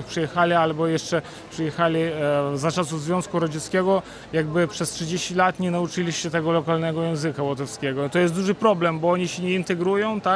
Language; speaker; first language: Polish; non-native, fluent; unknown